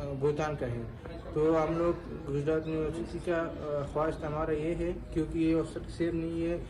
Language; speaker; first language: Hindi; non-native, learner; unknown